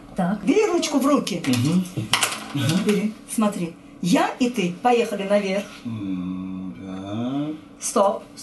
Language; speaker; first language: Russian; native; Russian